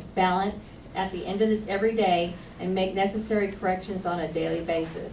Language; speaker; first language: English; native; English